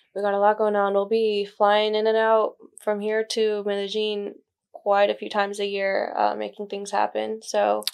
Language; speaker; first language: English; early bilingual, other home language; Spanish